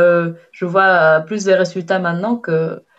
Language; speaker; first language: French; non-native, fluent; Spanish